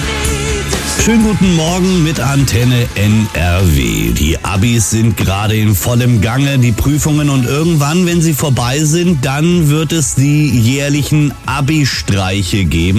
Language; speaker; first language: German; native; German